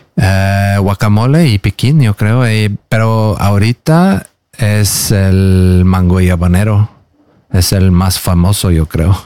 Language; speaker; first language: Spanish; non-native, learner; Norwegian